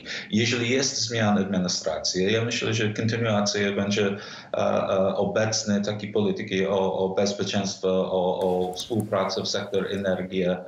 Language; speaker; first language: Polish; non-native, fluent; English